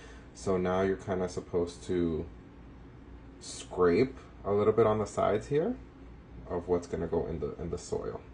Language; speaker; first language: English; native; English